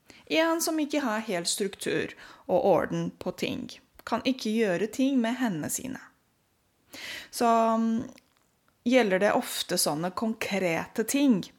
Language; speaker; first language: Norwegian; non-native, fluent; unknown